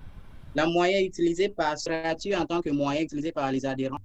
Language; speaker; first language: French; non-native, fluent; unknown